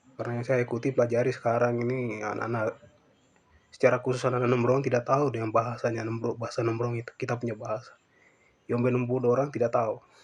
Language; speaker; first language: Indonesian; non-native, local second language; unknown